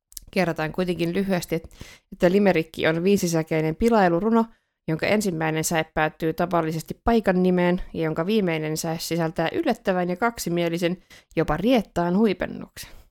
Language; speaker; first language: Finnish; native; Finnish